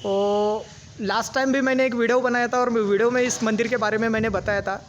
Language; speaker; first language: Hindi; non-native, local second language; Marathi